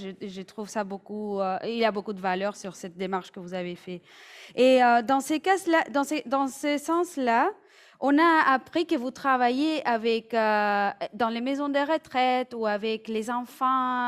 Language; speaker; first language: French; non-native, fluent; Spanish